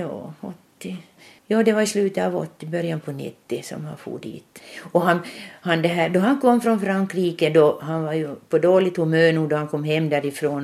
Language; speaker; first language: Swedish; native; Swedish